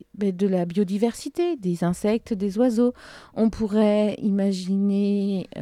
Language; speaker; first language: French; native; French